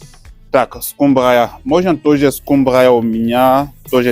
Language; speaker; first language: Russian; non-native, learner; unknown